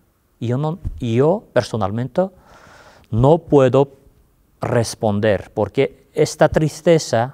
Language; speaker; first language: Spanish; non-native, fluent; Armenian